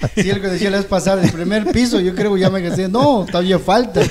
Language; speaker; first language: Spanish; non-native, local second language; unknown